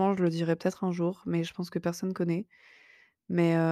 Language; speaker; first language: French; native; French